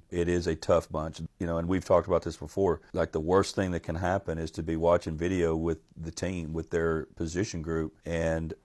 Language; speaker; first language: English; native; English